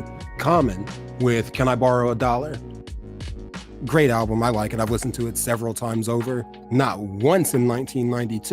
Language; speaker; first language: English; native; English